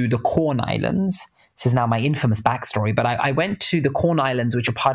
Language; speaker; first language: English; native; English